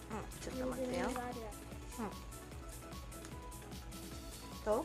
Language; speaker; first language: Japanese; native; Japanese